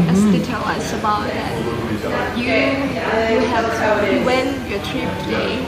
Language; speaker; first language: English; non-native, learner; Thai